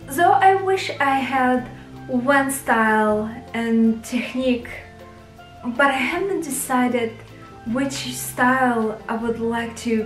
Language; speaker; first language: English; non-native, fluent; Russian